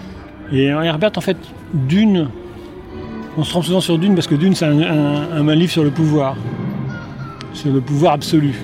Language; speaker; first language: French; native; French